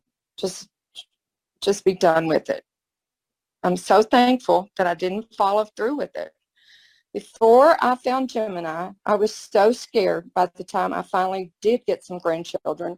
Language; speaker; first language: English; native; English